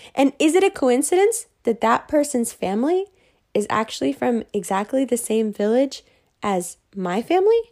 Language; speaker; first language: English; early bilingual, other home language; Hindi